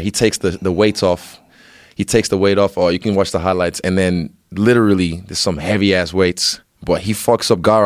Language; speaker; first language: English; native; English